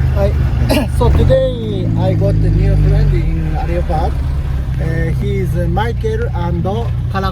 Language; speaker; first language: English; non-native, learner; Japanese